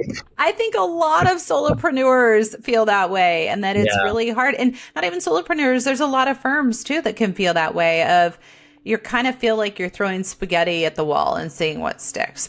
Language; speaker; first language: English; native; English